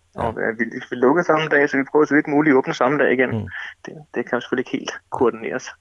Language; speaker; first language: Danish; native; Danish